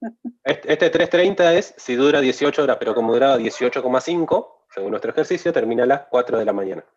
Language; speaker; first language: Spanish; native; Spanish